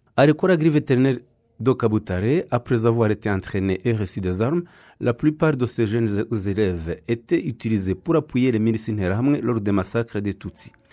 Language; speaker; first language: French; non-native, local second language; Kinyarwanda